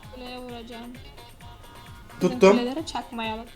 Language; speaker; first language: Turkish; non-native, fluent; Arabic